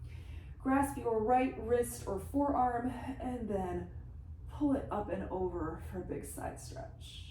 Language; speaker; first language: English; native; English